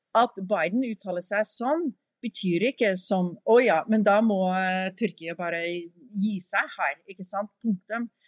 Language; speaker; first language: Norwegian; early bilingual, heritage; English